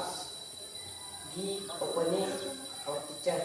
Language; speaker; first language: English; non-native, learner; Indonesian